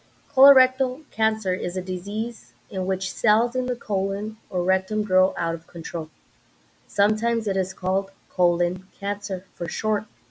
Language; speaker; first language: English; early bilingual, other home language; Spanish